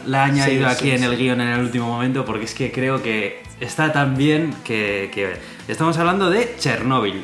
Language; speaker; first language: Spanish; native; Spanish